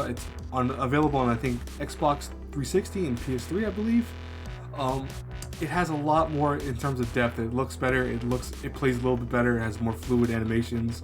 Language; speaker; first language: English; native; English